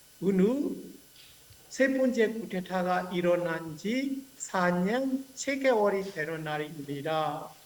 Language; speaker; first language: Korean; non-native, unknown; Burmese